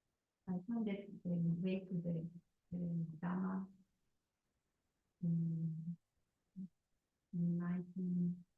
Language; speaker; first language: English; non-native, learner; Polish